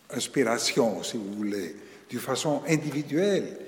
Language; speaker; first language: French; non-native, fluent; Greek